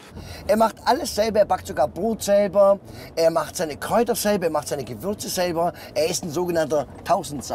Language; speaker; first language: German; native; German